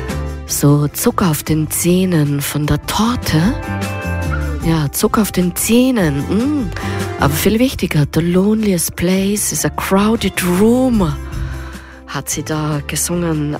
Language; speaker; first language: German; native; German